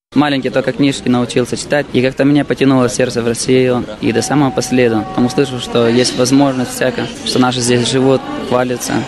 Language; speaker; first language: Russian; early bilingual, heritage; Spanish